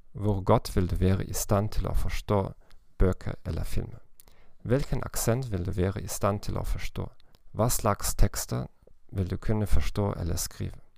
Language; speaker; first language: Norwegian; non-native, learner; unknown